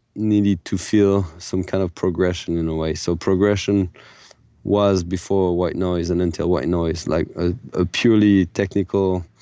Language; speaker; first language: English; non-native, fluent; French